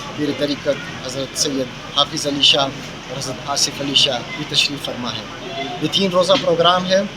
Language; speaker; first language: Urdu; native; Urdu